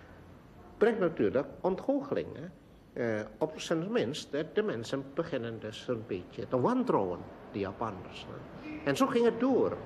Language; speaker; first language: Dutch; non-native, local second language; Indonesian